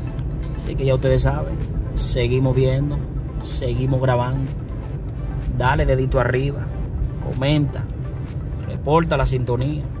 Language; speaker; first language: Spanish; native; Spanish